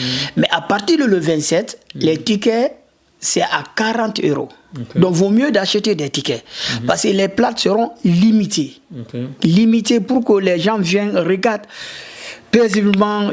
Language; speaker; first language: French; non-native, local second language; Susu